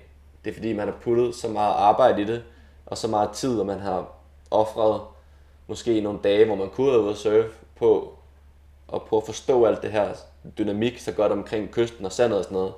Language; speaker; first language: Danish; native; Danish